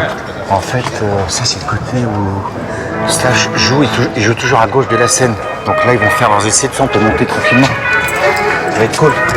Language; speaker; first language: French; native; French